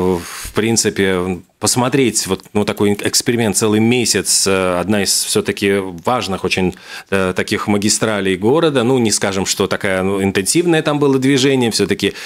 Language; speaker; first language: Russian; native; Russian